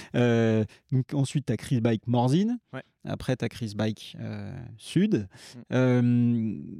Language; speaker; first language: French; native; French